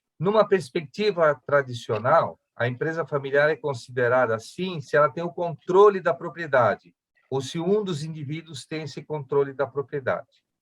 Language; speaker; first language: Portuguese; early bilingual, other home language; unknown